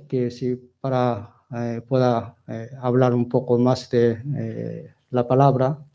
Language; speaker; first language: Spanish; non-native, learner; Korean